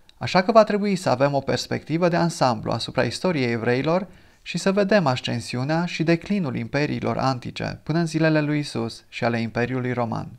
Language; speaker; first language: Romanian; non-native, fluent; English